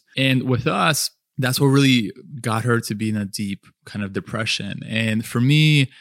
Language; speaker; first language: English; early bilingual, other home language; Russian